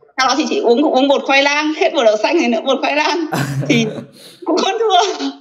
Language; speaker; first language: Vietnamese; native; Vietnamese